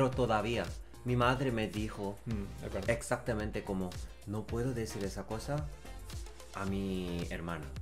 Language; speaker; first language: Spanish; non-native, learner; Korean